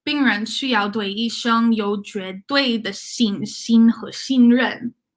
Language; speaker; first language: Chinese; non-native, learner; English